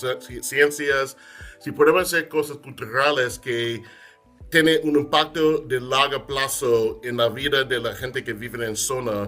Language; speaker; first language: Spanish; non-native, fluent; English